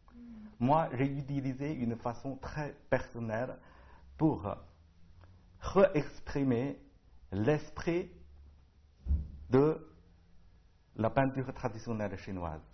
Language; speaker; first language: French; non-native, learner; Chinese